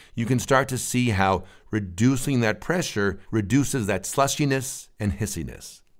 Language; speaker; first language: English; native; English